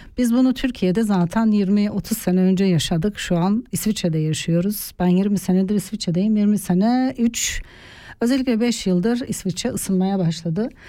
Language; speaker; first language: Turkish; native; Turkish